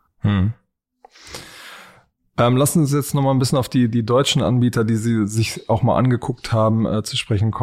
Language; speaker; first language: German; native; German